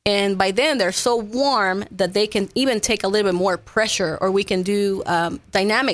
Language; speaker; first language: English; non-native, fluent; Spanish